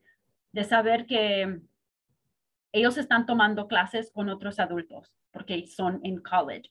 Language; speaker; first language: Spanish; early bilingual, heritage; Spanish